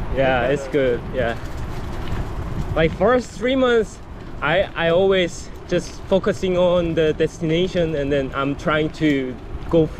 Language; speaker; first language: English; non-native, learner; Korean